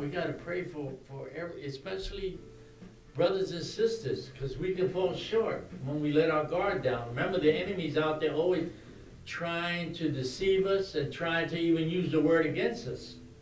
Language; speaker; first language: English; early bilingual, other home language; Spanish